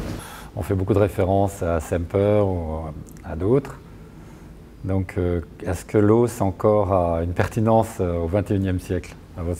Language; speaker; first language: French; native; French